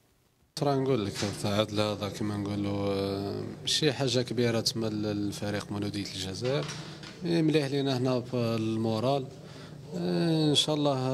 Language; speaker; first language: Arabic; native; Arabic